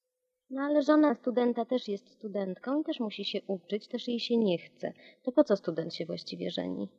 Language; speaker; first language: Polish; native; Polish